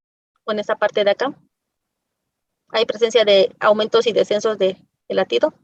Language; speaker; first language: Spanish; native; Spanish